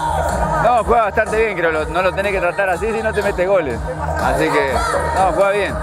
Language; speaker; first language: Spanish; native; Spanish